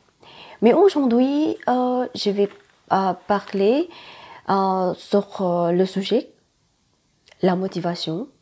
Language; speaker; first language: French; non-native, learner; Thai